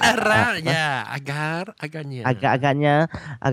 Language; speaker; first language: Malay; non-native, local second language; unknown